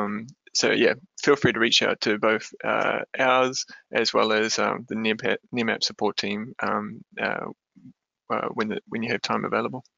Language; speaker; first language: English; native; English